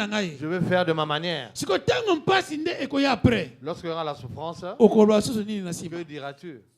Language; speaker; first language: French; non-native, local second language; Lingala